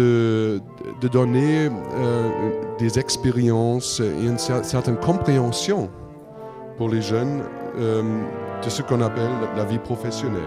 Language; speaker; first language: French; non-native, fluent; German